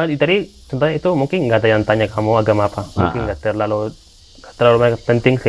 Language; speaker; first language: Indonesian; non-native, fluent; Italian